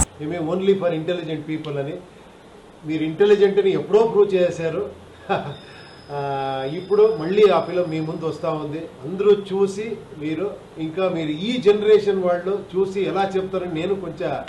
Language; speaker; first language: Telugu; non-native, learner; Kannada